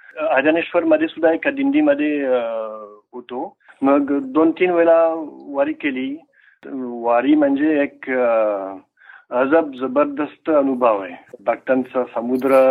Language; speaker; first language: Marathi; non-native, fluent; French